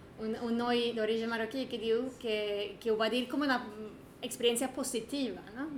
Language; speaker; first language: Catalan; non-native, fluent; Swedish